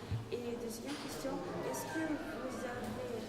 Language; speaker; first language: French; non-native, learner; Russian